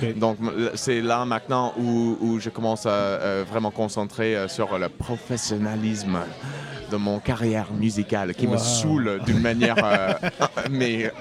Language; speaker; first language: French; non-native, fluent; English